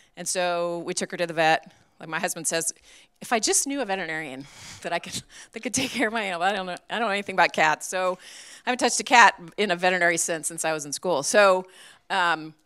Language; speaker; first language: English; native; English